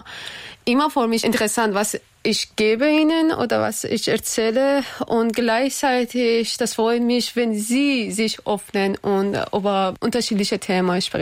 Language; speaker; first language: German; non-native, learner; Persian